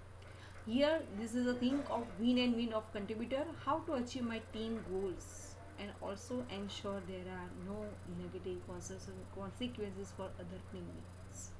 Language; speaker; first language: English; non-native, local second language; Gujarati